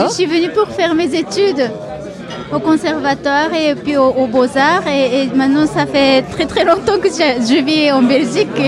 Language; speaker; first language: French; non-native, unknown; Japanese